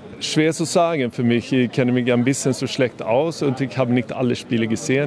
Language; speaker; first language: German; non-native, fluent; Swedish